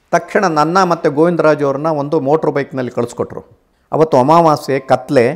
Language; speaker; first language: Kannada; native; Kannada